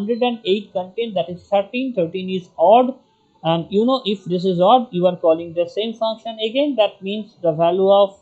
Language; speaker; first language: English; non-native, local second language; Bangla